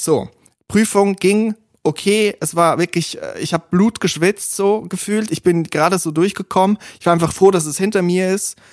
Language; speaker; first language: German; non-native, local second language; Swiss German